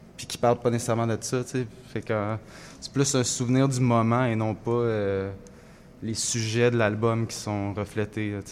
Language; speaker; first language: French; native; French